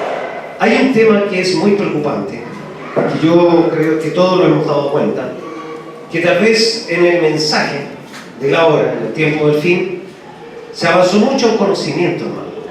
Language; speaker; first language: Spanish; native; Spanish